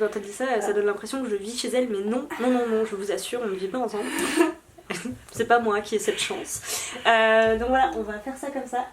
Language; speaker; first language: French; native; French